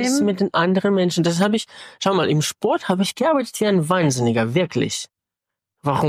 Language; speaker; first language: German; non-native, fluent; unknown